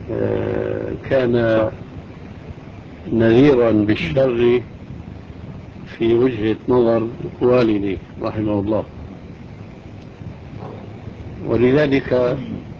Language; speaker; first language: Arabic; early bilingual, other home language; Albanian